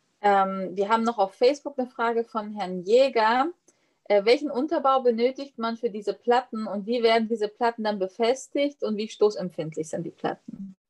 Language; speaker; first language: German; native; German